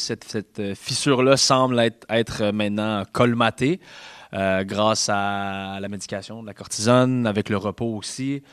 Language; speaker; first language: French; native; French